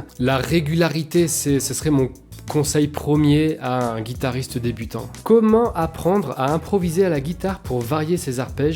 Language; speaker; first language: French; native; French